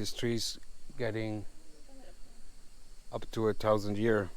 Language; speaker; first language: English; non-native, fluent; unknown